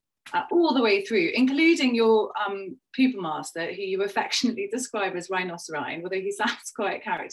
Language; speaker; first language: English; native; English